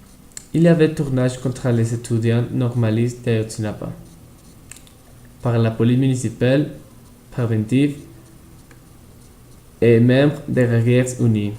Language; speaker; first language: French; non-native, learner; Spanish